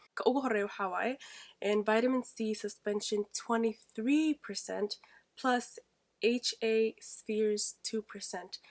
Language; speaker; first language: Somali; early bilingual, heritage; Somali